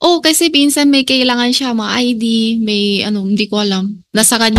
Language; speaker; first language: Filipino; non-native, learner; Chinese